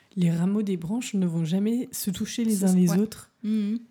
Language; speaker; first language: French; native; French